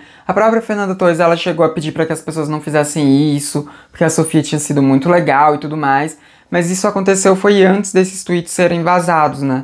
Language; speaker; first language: Portuguese; native; Portuguese